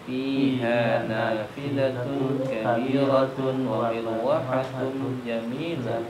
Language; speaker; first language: Arabic; non-native, learner; Indonesian